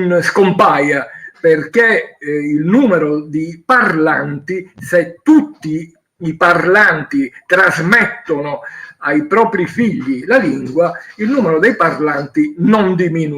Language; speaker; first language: Italian; native; Italian